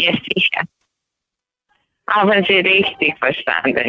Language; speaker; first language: German; non-native, learner; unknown